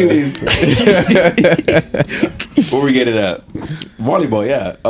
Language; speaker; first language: English; native; English